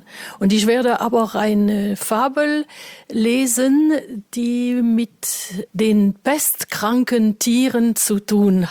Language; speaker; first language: German; non-native, fluent; French